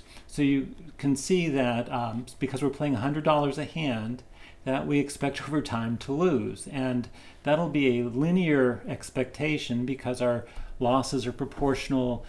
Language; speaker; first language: English; native; English